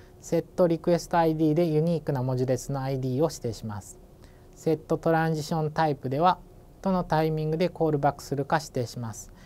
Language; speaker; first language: Japanese; native; Japanese